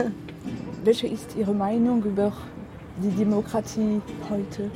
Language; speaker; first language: German; non-native, learner; French